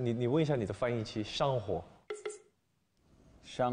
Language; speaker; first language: Chinese; non-native, fluent; Korean